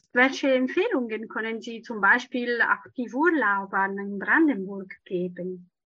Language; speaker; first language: German; non-native, fluent; Italian